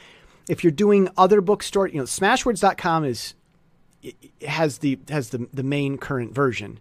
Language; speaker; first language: English; native; English